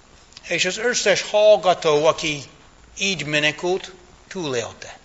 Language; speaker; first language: Hungarian; non-native, fluent; English